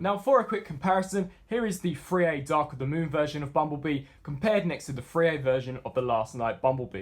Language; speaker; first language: English; native; English